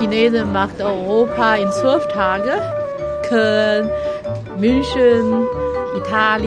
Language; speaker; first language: German; non-native, learner; Chinese